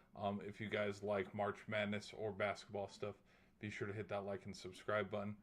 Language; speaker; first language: English; native; English